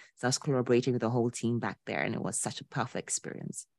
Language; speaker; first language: English; non-native, local second language; Akan